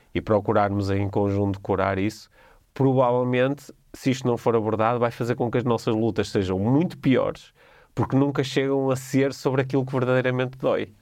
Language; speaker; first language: Portuguese; native; Portuguese